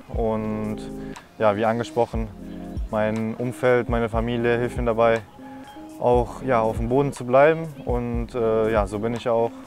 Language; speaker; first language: German; non-native, fluent; Japanese